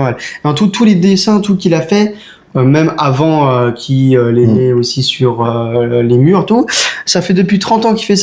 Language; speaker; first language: French; native; French